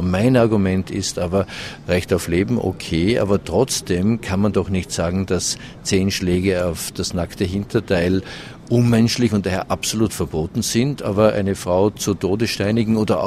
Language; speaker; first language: German; native; German